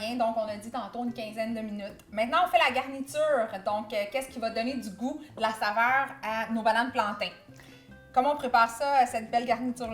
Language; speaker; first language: French; native; French